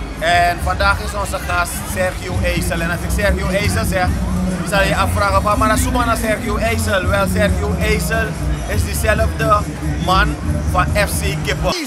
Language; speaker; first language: Dutch; native; Dutch